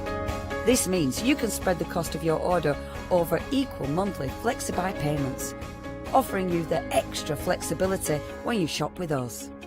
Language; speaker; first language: English; native; English